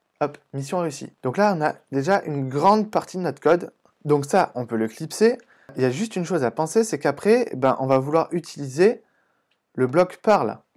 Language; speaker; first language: French; native; French